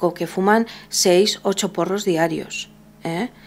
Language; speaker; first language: Spanish; native; Spanish